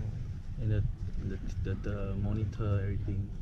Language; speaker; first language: English; non-native, learner; Cantonese